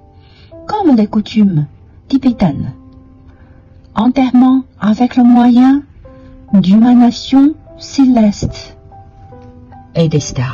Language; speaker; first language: French; non-native, fluent; Chinese